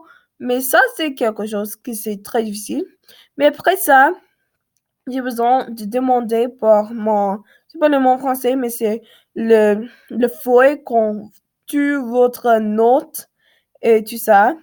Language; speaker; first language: French; non-native, learner; English